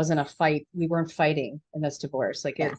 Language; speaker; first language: English; native; English